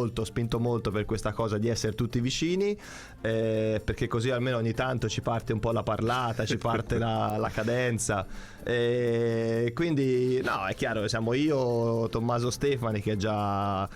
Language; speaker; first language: Italian; native; Italian